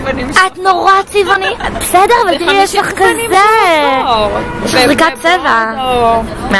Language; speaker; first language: Hebrew; native; Hebrew